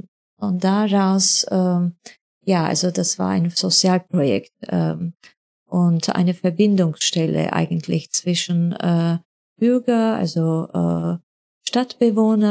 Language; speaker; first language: German; non-native, fluent; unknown